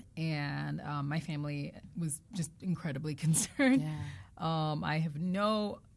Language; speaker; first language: English; non-native, local second language; Igbo